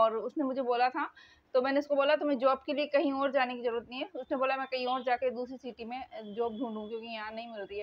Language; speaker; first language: Hindi; native; Hindi